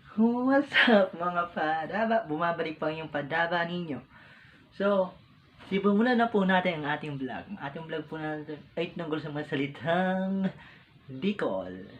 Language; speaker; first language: Filipino; non-native, local second language; Bikol